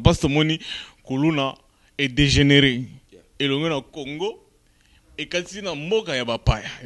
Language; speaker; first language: French; non-native, local second language; Lingala